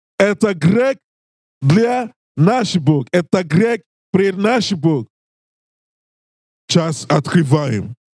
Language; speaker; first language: Russian; non-native, learner; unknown